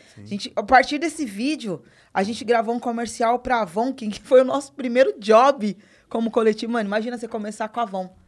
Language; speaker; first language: Portuguese; native; Portuguese